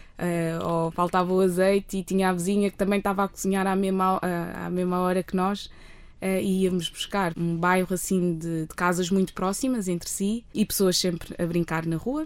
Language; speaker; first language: Portuguese; early bilingual, other home language; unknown